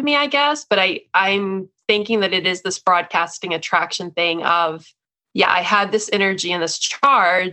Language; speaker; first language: English; native; English